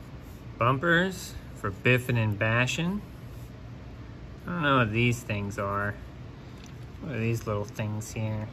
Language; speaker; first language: English; native; English